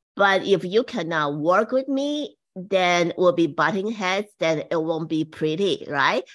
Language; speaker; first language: English; non-native, fluent; Chinese